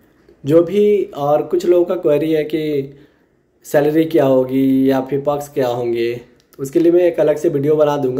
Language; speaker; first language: Hindi; native; Hindi